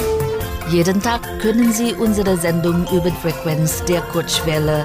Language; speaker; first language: German; non-native, fluent; Indonesian